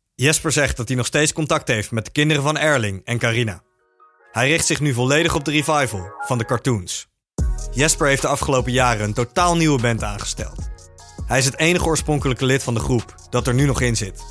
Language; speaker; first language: Dutch; native; Dutch